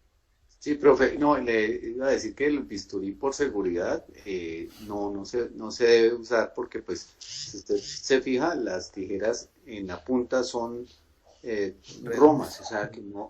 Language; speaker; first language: Spanish; native; Spanish